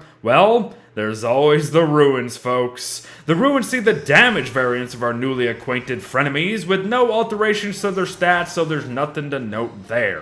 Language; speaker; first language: English; native; English